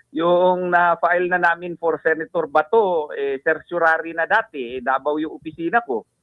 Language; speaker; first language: Filipino; non-native, local second language; Cebuano